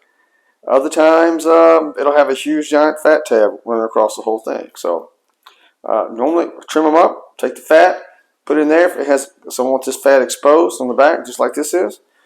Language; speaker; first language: English; native; English